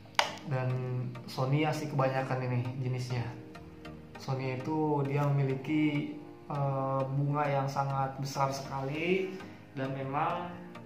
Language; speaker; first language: Indonesian; native; Indonesian